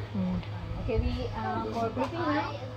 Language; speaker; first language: English; non-native, local second language; Indonesian